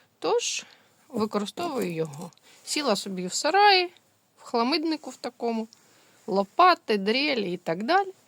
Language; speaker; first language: Ukrainian; non-native, local second language; Russian